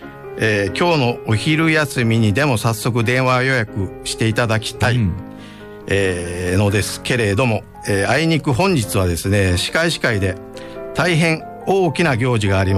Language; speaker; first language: Japanese; native; Japanese